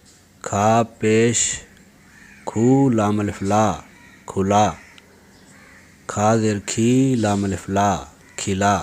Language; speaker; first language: Urdu; native; Urdu